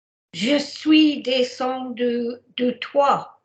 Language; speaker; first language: French; non-native, learner; English